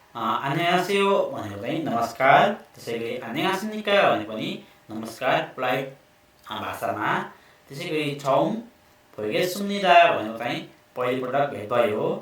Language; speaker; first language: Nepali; native; Nepali